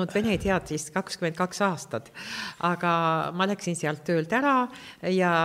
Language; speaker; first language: Estonian; non-native, local second language; Russian